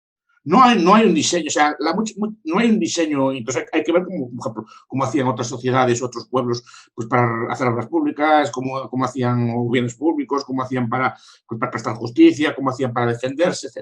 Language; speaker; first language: Spanish; native; Spanish